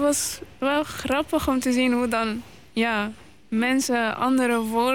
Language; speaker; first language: Dutch; non-native, local second language; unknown